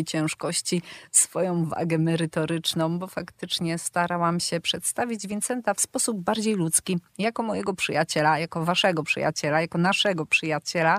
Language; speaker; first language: Polish; native; Polish